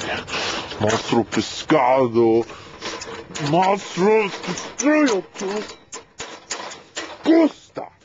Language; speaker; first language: Spanish; non-native, learner; English